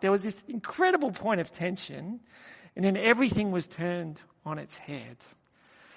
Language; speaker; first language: English; native; English